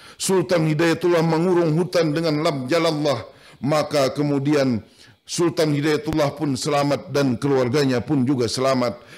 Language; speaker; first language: Indonesian; non-native, local second language; Banjar